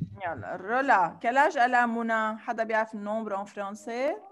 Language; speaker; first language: French; non-native, fluent; Arabic